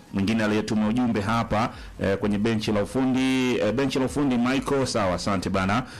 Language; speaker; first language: Swahili; native; Swahili